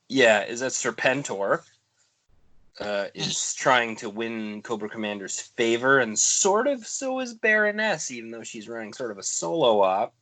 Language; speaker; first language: English; native; English